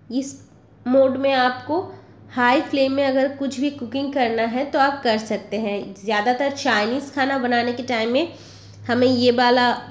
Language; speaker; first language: Hindi; non-native, local second language; Bangla